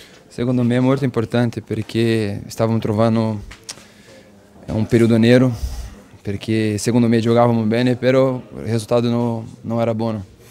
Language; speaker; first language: Italian; non-native, learner; Portuguese